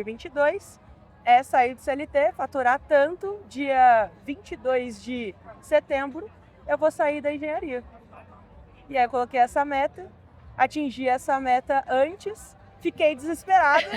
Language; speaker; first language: Portuguese; native; Portuguese